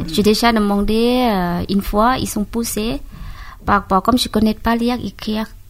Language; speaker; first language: French; non-native, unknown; Thai